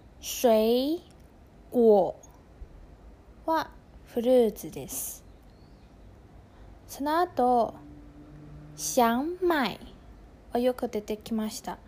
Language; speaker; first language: Japanese; non-native, fluent; Chinese